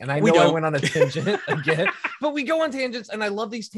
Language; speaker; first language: English; native; English